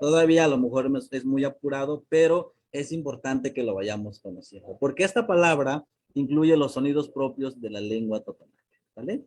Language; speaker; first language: Spanish; non-native, local second language; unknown